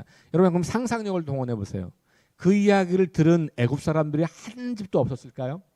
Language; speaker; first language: Korean; native; Korean